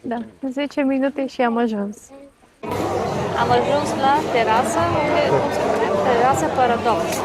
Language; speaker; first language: Romanian; non-native, fluent; Bulgarian